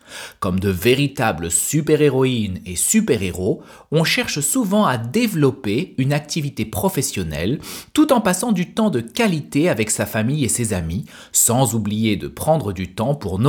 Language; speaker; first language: French; native; French